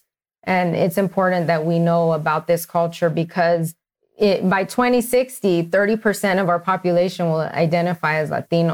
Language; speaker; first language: English; native; English